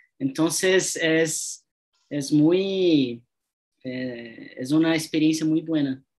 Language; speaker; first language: Spanish; non-native, learner; Portuguese